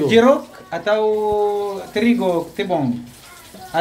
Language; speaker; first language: Indonesian; non-native, learner; Arabic